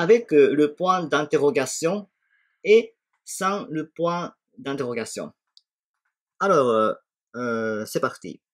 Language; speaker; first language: French; non-native, fluent; Japanese